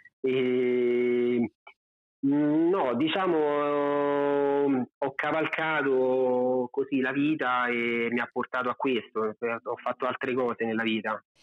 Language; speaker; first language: Italian; native; Italian